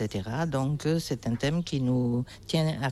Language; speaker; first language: French; native; French